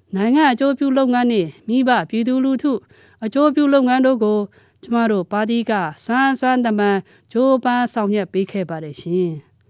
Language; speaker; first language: Burmese; non-native, local second language; Pa'o Karen